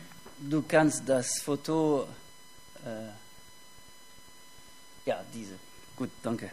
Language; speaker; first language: German; non-native, fluent; French